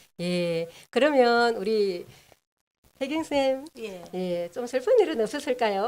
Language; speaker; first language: Korean; native; Korean